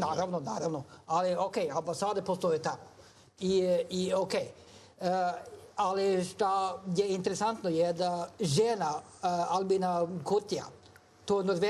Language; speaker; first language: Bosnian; non-native, fluent; Norwegian